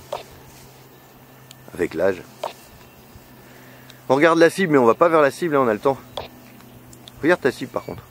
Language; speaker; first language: French; native; French